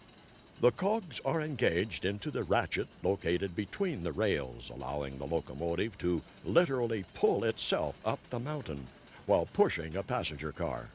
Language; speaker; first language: English; native; English